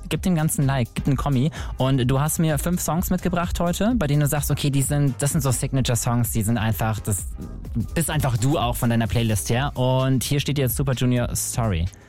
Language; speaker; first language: German; native; German